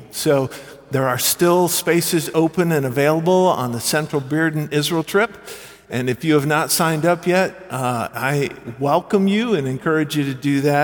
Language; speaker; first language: English; native; English